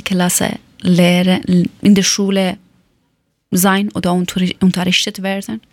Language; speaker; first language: German; non-native, fluent; Persian